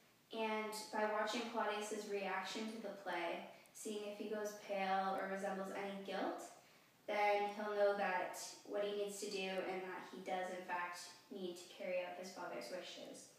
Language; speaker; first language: English; native; English